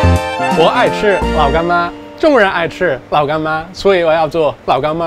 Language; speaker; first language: Chinese; non-native, fluent; English